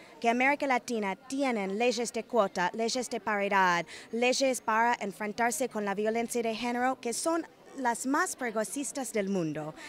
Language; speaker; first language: Spanish; non-native, fluent; English